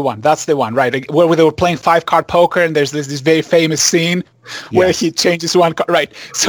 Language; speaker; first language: English; non-native, fluent; Greek